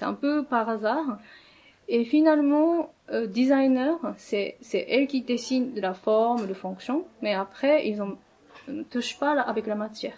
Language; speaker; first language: French; non-native, fluent; Japanese